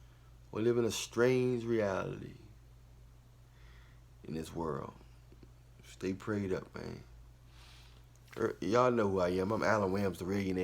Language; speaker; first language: English; native; English